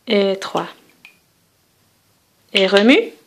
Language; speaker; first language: French; non-native, fluent; English